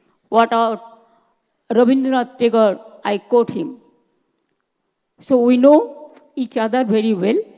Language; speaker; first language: English; non-native, local second language; Bangla